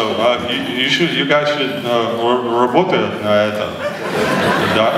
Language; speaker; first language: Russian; non-native, learner; English